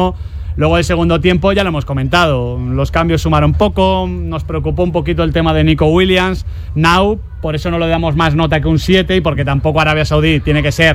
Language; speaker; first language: Spanish; native; Spanish